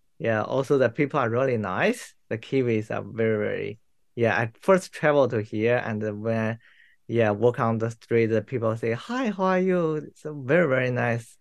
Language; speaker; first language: English; non-native, learner; Chinese